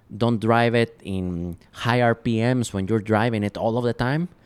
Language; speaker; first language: English; non-native, fluent; Spanish